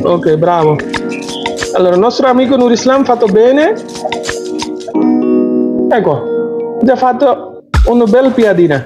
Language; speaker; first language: Italian; non-native, learner; Bangla